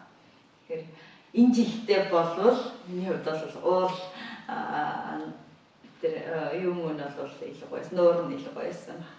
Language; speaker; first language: Mongolian; native; Mongolian